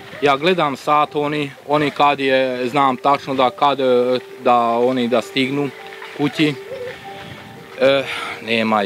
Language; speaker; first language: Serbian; non-native, local second language; Hungarian